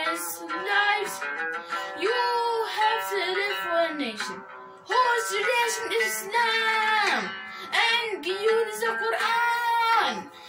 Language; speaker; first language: English; non-native, fluent; Arabic